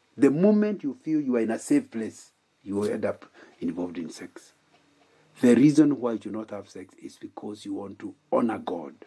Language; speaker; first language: English; non-native, local second language; Kikuyu